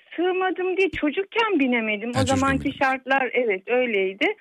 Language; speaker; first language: Turkish; native; Turkish